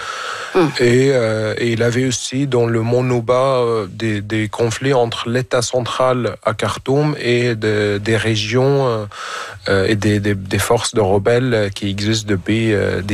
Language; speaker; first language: French; non-native, fluent; Arabic